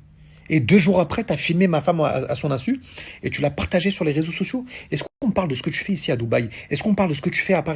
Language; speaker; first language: French; native; French